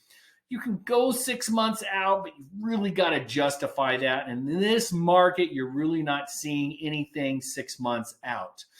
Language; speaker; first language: English; native; English